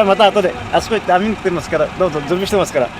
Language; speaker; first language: Japanese; native; Japanese